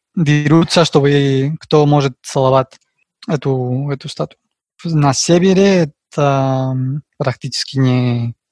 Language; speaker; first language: Russian; non-native, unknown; Spanish